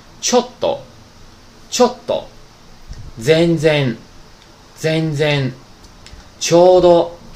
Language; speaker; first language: Japanese; non-native, fluent; Chinese